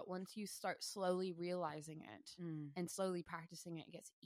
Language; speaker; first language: English; native; English